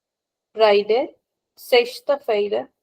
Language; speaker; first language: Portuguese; non-native, fluent; Hindi